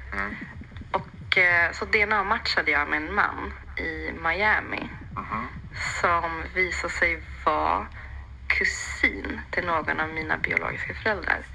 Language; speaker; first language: Swedish; native; Swedish